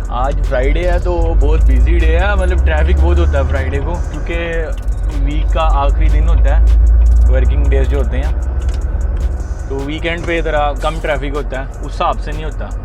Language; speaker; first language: Urdu; non-native, local second language; Punjabi